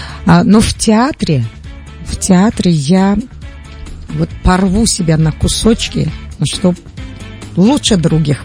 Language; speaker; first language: Russian; non-native, local second language; Tajik